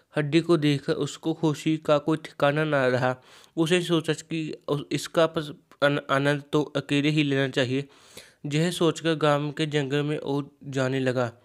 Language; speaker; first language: Hindi; non-native, local second language; Punjabi